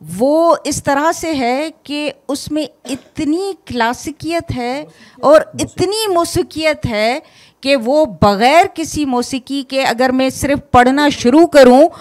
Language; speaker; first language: Urdu; non-native, local second language; Sindhi